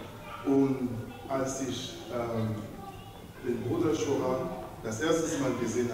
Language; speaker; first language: German; non-native, learner; French